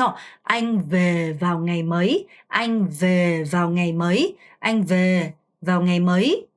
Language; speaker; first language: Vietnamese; non-native, fluent; Korean